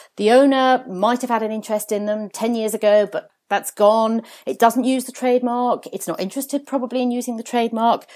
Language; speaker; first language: English; early bilingual, other home language; Italian